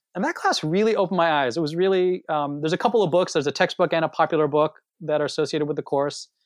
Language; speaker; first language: English; native; English